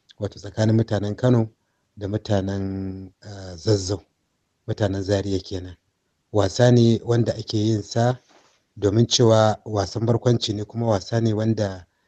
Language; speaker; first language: Hausa; native; Hausa